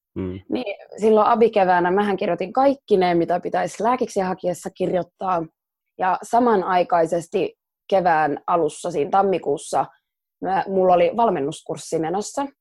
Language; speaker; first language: Finnish; early bilingual, other home language; Somali